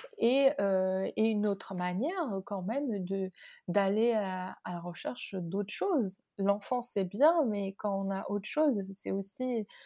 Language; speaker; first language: French; non-native, local second language; Arabic